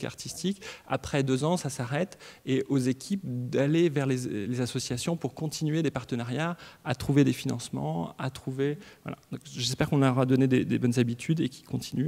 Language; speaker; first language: French; native; French